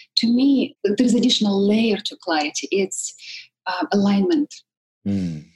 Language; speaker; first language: English; non-native, fluent; Russian